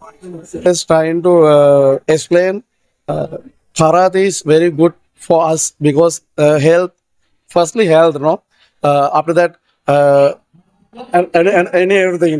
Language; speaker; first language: English; non-native, learner; Sinhala